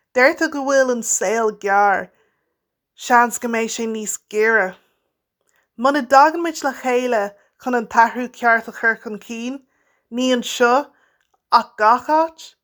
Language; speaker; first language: Irish; non-native, local second language; English